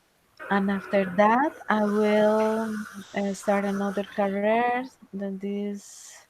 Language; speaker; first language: English; non-native, fluent; Spanish